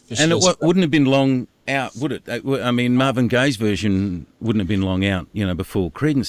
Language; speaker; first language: English; native; English